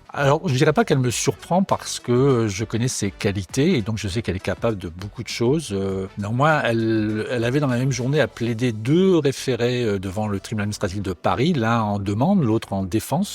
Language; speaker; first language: French; native; French